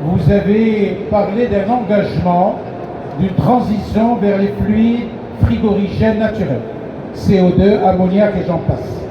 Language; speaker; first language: French; non-native, local second language; Arabic